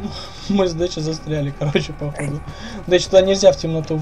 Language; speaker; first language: Russian; native; Russian